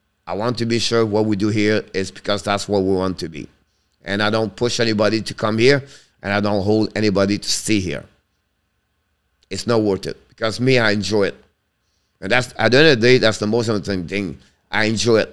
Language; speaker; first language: English; non-native, fluent; French